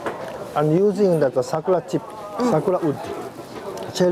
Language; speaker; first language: English; non-native, learner; Japanese